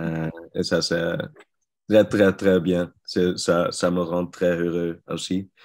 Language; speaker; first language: French; non-native, learner; Dutch